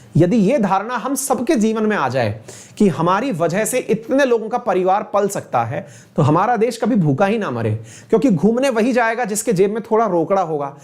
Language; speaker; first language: Hindi; native; Hindi